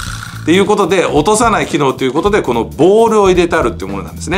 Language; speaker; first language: Japanese; native; Japanese